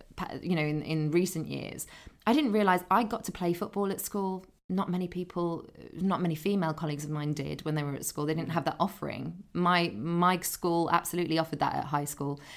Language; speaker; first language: English; native; English